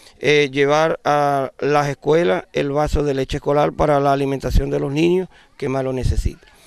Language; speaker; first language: Spanish; native; Spanish